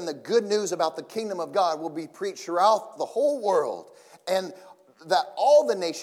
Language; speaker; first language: English; native; English